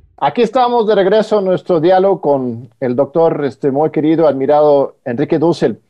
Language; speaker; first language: Spanish; native; Spanish